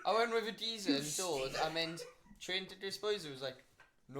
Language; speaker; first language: Welsh; native; Welsh